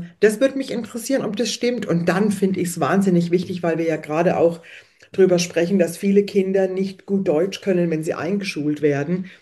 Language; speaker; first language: German; native; German